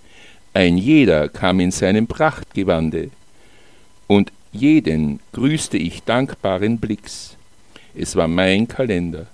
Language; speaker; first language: German; native; German